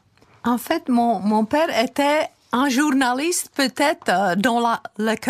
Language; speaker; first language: French; non-native, fluent; Czech